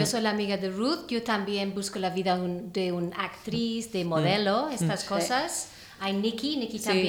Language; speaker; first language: Spanish; non-native, learner; English